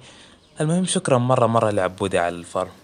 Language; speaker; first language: Arabic; native; Arabic